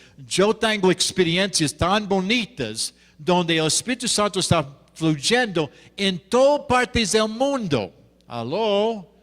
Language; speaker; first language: Spanish; non-native, fluent; English